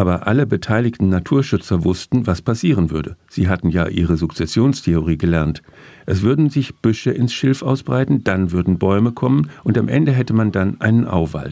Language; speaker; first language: German; native; German